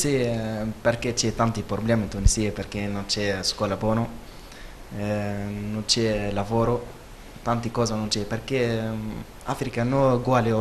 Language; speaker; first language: Italian; non-native, learner; Arabic